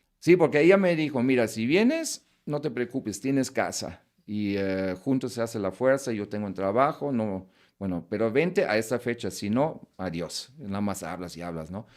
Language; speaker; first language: Spanish; non-native, fluent; German